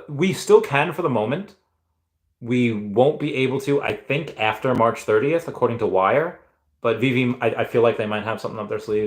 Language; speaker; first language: English; native; English